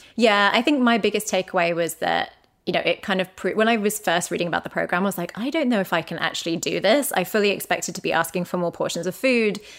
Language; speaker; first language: English; native; English